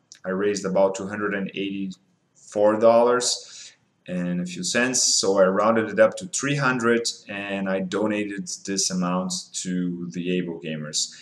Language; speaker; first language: English; non-native, fluent; Portuguese